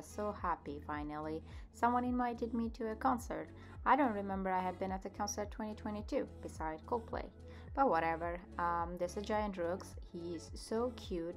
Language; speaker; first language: English; non-native, fluent; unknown